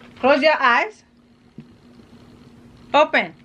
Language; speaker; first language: English; non-native, learner; Haitian Creole